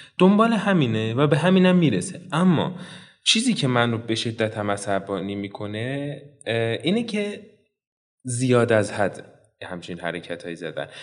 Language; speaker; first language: Persian; native; Persian